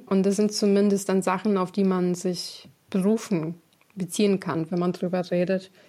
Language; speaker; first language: German; non-native, fluent; Ukrainian